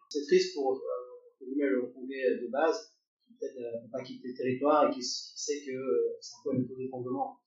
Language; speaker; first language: French; early bilingual, other home language; Cantonese